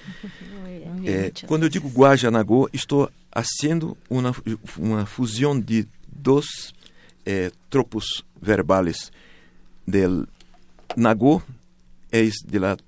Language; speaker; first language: Spanish; non-native, learner; Portuguese